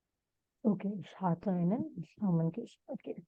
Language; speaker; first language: German; non-native, fluent; Malayalam